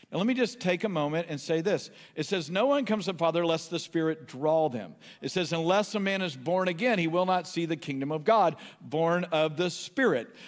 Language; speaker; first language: English; native; English